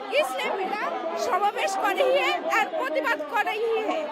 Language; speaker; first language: Hindi; non-native, learner; Bangla